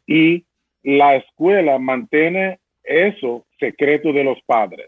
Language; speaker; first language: Spanish; early bilingual, heritage; Spanish